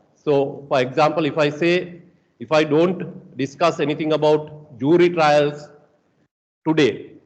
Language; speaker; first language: English; non-native, local second language; Sinhala